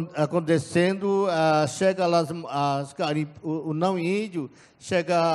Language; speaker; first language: Portuguese; non-native, local second language; Yanomámi